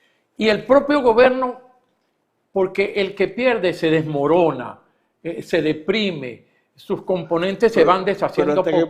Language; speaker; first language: Spanish; native; Spanish